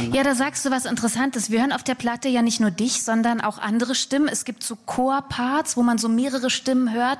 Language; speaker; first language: German; native; German